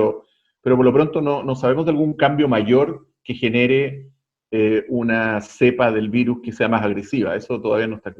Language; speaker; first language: Spanish; native; Spanish